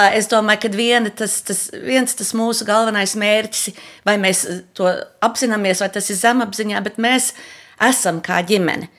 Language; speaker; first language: Latvian; early bilingual, heritage; Latvian